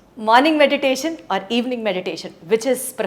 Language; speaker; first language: Telugu; native; Telugu